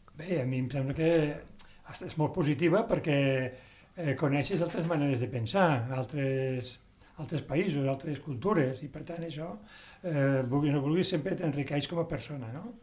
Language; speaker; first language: Catalan; native; Catalan